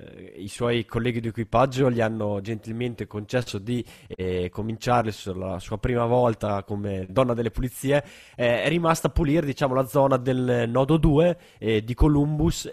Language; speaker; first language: Italian; native; Italian